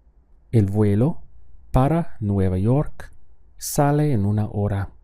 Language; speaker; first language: Spanish; non-native, fluent; English